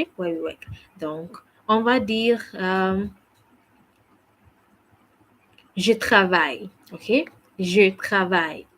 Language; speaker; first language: French; non-native, fluent; English